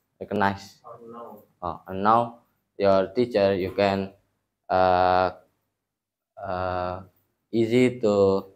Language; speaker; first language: English; non-native, learner; Indonesian